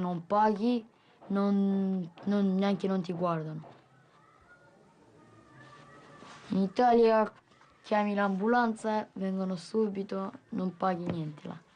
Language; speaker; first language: Italian; early bilingual, other home language; Romanian